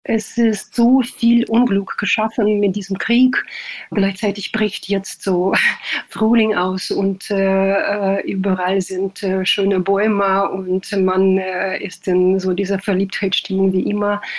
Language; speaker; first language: German; non-native, fluent; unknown